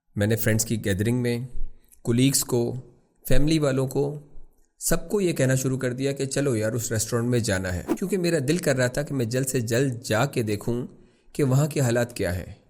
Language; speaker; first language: Urdu; native; Urdu